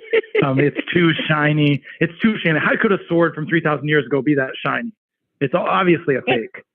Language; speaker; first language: English; native; English